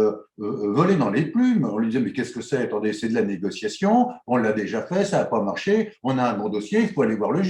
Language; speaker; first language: French; native; French